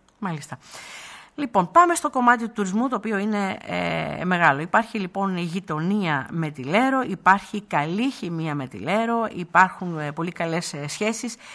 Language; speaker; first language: Greek; native; Greek